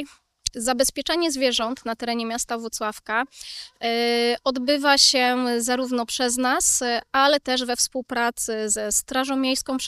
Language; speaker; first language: Polish; native; Polish